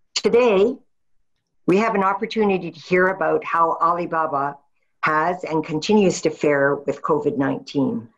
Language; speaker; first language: English; native; English